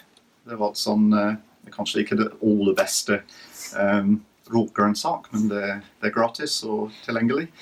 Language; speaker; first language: Norwegian; non-native, fluent; English